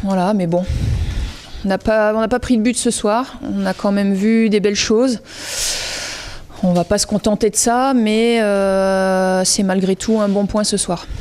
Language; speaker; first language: French; native; French